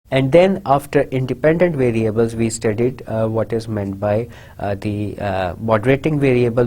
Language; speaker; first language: English; non-native, local second language; Urdu